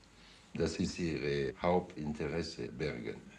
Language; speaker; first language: German; non-native, fluent; French